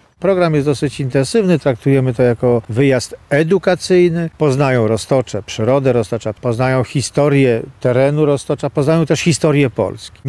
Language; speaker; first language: Polish; native; Polish